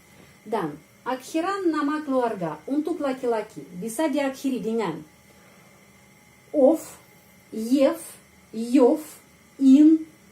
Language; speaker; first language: Indonesian; non-native, fluent; Russian